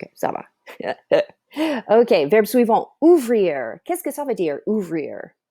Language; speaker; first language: French; non-native, fluent; English